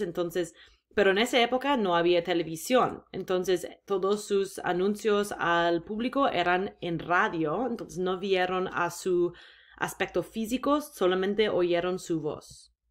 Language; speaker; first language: Spanish; non-native, fluent; English